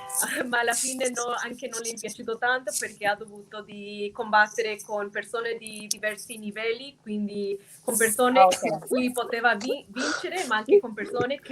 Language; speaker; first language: Italian; non-native, fluent; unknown